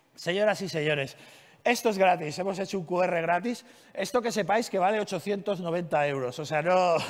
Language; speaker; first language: Spanish; non-native, local second language; Catalan